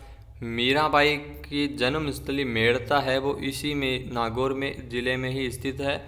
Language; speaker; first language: Hindi; native; Hindi